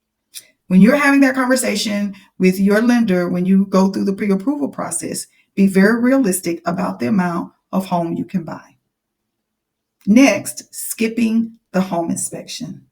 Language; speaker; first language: English; native; English